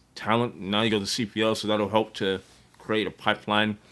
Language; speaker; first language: English; native; English